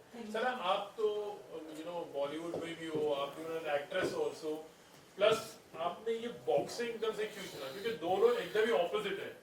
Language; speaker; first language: Hindi; native; Hindi